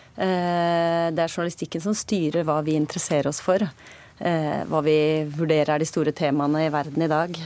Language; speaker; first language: Norwegian; native; Norwegian